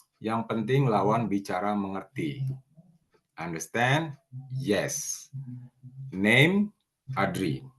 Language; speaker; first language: Indonesian; native; Indonesian